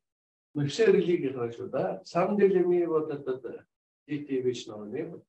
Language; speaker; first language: Russian; non-native, learner; Mongolian